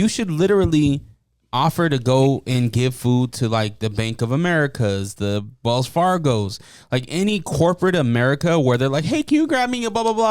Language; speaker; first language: English; native; English